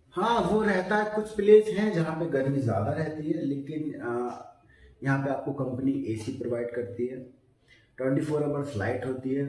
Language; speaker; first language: Hindi; native; Hindi